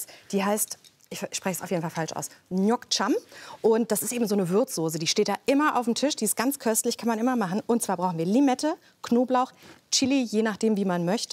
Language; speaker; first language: German; native; German